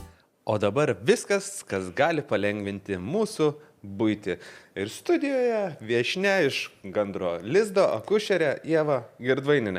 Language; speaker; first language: Lithuanian; native; Lithuanian